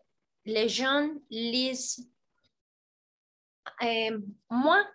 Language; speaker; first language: French; non-native, learner; Spanish